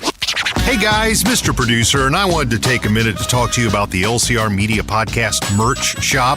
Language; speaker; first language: English; native; English